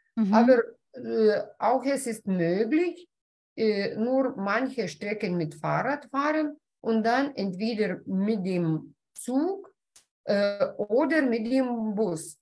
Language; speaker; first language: German; non-native, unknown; Lithuanian